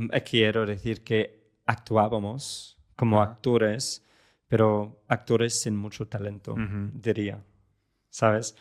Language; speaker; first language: Spanish; non-native, fluent; English